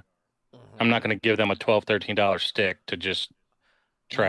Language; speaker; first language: English; native; English